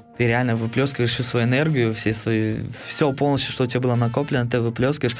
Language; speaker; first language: Russian; native; Russian